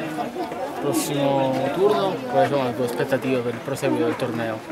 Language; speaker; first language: Italian; native; Italian